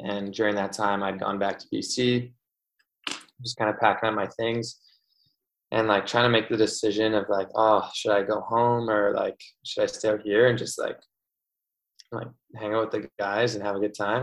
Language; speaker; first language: English; native; English